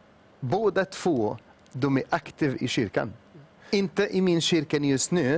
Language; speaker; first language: Swedish; non-native, fluent; Arabic